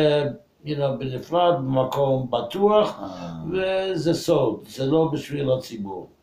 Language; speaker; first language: Hebrew; non-native, fluent; English